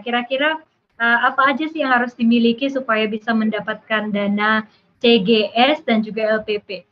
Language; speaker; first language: Indonesian; native; Indonesian